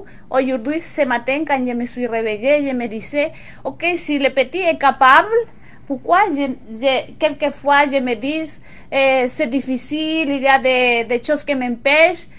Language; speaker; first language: French; non-native, local second language; Spanish